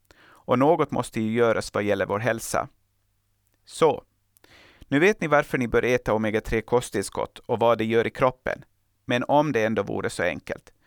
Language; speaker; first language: Swedish; native; Swedish